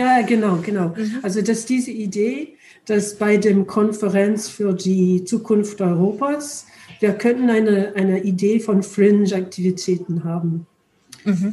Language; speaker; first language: German; non-native, learner; English